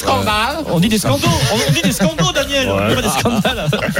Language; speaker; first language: French; native; French